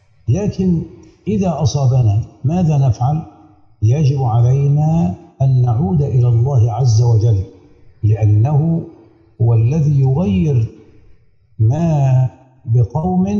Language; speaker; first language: Arabic; native; Arabic